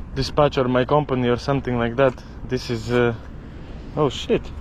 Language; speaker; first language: English; non-native, learner; Latvian